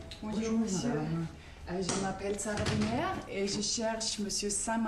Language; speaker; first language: French; non-native, learner; German